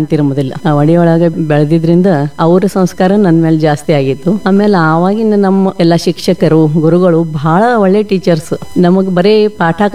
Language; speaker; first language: Kannada; non-native, local second language; Marathi